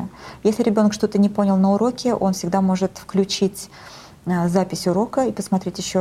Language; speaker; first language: Russian; native; Russian